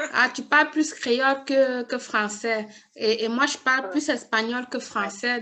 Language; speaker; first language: French; native; French